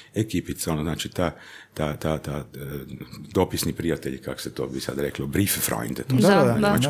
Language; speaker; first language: Croatian; native; Croatian